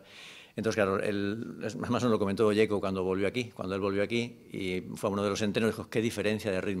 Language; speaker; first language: Spanish; native; Spanish